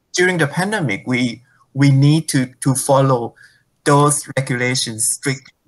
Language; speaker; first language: English; non-native, fluent; Thai